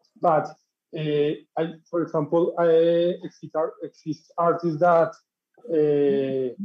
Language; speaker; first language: English; non-native, learner; Spanish